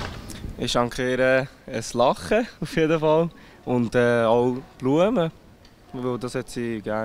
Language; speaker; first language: German; native; German